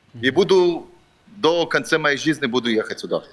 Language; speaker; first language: Russian; non-native, fluent; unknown